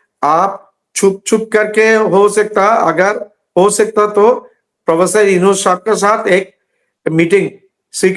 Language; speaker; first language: Hindi; non-native, learner; Bangla